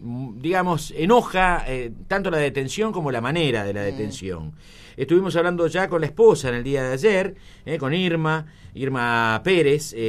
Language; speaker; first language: Spanish; native; Spanish